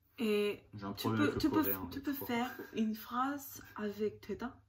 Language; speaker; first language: French; non-native, learner; Korean